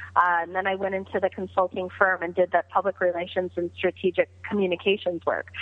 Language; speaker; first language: English; native; English